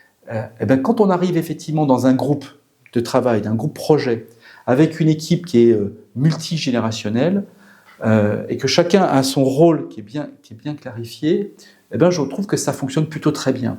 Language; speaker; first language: French; native; French